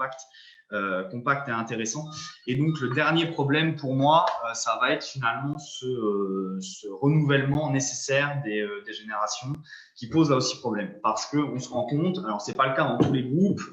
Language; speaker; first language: French; native; French